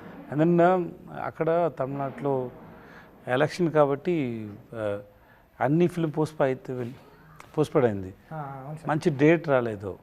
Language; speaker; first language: Telugu; non-native, learner; Tamil